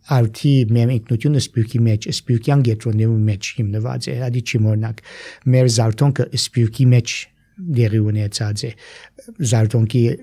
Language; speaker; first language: Armenian; early bilingual, heritage; Armenian